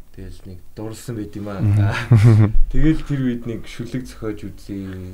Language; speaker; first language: Mongolian; early bilingual, heritage; Mongolian